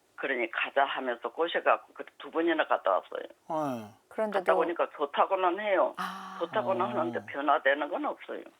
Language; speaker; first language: Korean; native; Korean